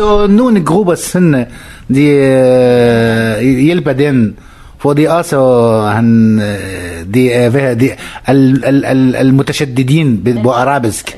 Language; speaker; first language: Danish; non-native, learner; Arabic